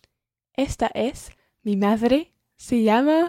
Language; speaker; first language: Spanish; non-native, learner; English